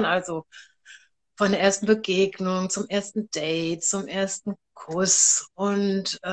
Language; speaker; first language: German; native; German